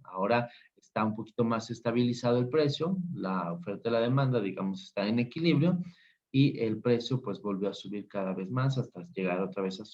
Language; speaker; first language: Spanish; native; Spanish